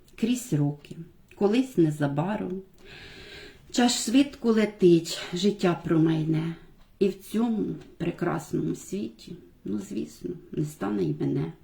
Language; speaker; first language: Ukrainian; native; Ukrainian